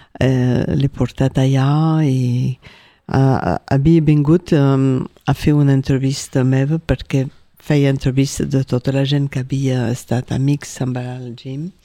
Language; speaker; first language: Catalan; non-native, local second language; French